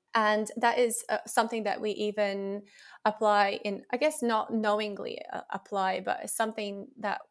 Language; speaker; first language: English; non-native, fluent; Latvian